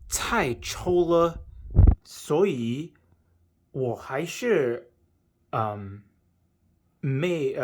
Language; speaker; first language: Chinese; non-native, learner; English